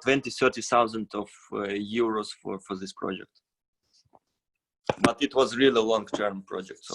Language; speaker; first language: English; non-native, fluent; Russian